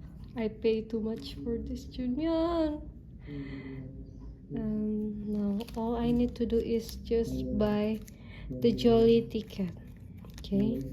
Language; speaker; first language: English; non-native, learner; Indonesian